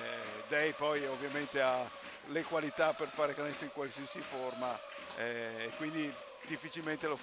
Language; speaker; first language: Italian; native; Italian